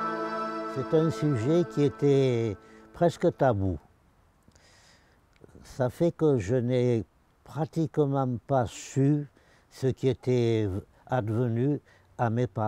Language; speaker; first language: French; early bilingual, other home language; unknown